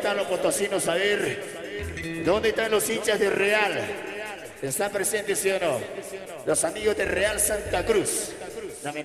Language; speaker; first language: Spanish; native; Spanish